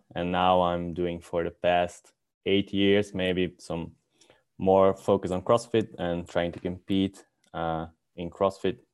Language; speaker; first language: English; non-native, fluent; Dutch